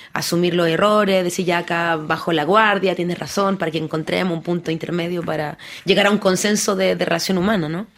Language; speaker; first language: Spanish; early bilingual, heritage; French